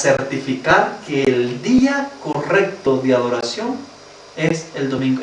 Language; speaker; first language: Spanish; native; Spanish